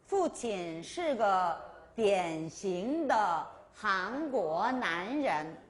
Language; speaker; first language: Chinese; non-native, fluent; Korean